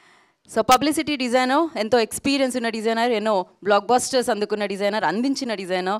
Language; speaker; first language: Telugu; native; Telugu